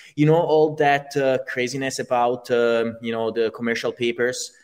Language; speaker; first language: English; non-native, fluent; Italian